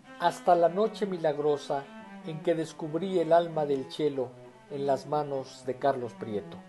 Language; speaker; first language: Spanish; native; Spanish